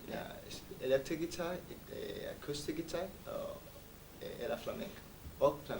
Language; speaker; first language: Danish; non-native, learner; Spanish